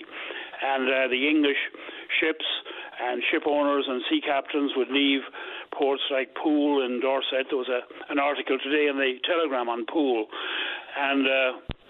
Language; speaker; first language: English; native; English